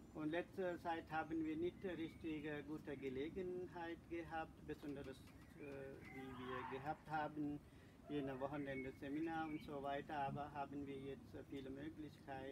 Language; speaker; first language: German; non-native, learner; Sinhala